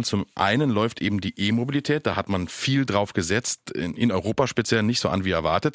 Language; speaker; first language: German; native; German